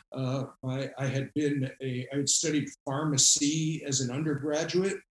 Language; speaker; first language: English; native; English